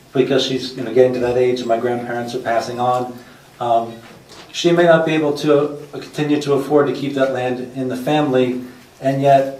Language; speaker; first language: English; native; English